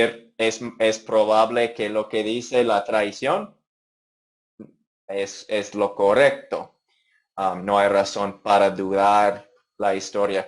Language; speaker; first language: Spanish; non-native, fluent; English